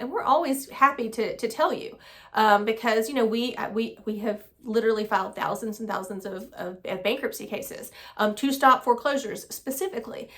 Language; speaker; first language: English; native; English